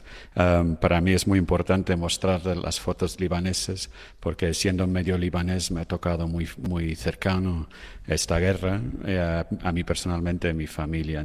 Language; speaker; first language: Spanish; non-native, fluent; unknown